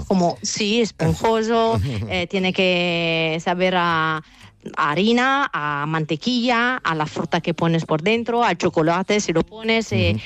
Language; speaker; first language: Spanish; non-native, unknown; Italian